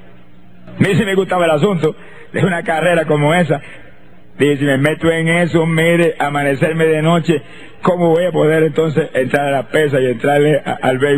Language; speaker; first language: Spanish; native; Spanish